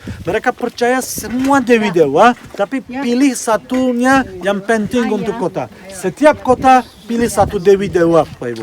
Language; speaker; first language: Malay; non-native, fluent; Turkish